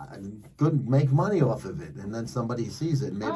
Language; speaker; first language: English; native; English